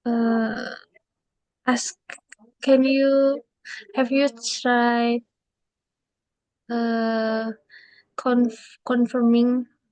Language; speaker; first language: English; non-native, learner; Indonesian